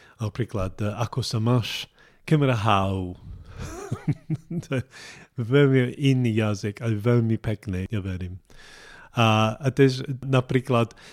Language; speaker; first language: Slovak; non-native, learner; English